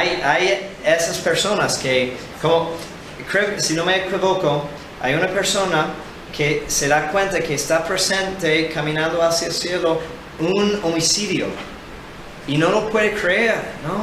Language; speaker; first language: Spanish; non-native, fluent; English